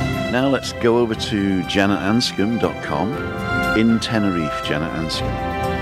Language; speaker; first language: English; native; English